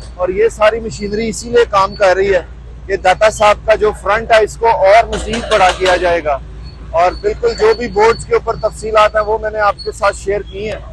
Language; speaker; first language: Urdu; non-native, local second language; Punjabi